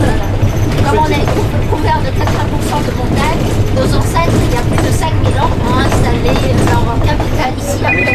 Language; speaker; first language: French; non-native, fluent; Korean